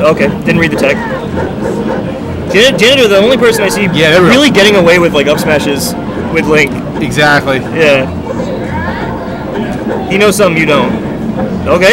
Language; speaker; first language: English; native; English